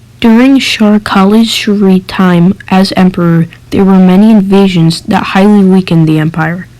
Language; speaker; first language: English; native; English